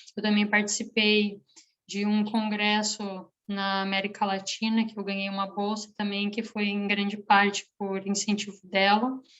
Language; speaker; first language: Portuguese; native; Portuguese